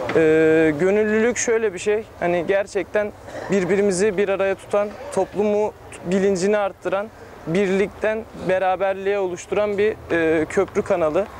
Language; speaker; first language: Turkish; native; Turkish